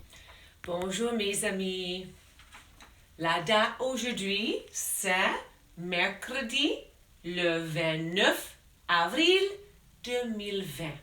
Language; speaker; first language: French; non-native, fluent; English